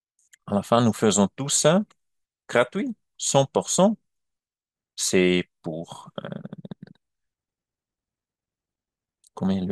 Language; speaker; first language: French; non-native, learner; German